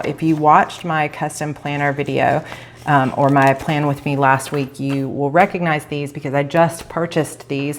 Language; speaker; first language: English; native; English